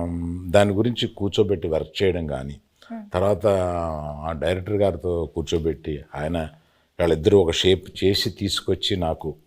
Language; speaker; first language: Telugu; native; Telugu